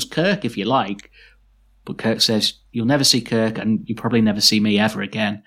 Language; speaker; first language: English; native; English